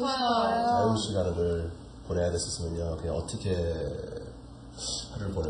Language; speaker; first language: Korean; early bilingual, heritage; Korean